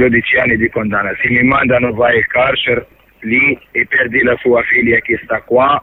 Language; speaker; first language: Italian; non-native, learner; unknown